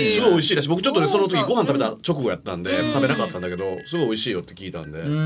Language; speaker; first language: Japanese; native; Japanese